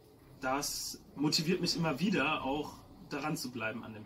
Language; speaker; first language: German; native; German